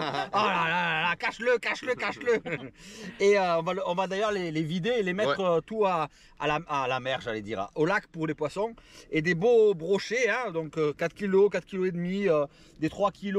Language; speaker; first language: French; native; French